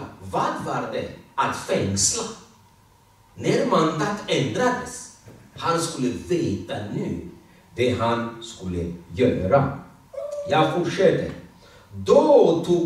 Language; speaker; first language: Swedish; non-native, fluent; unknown